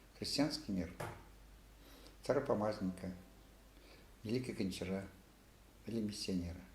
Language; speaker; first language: Russian; non-native, local second language; Kazakh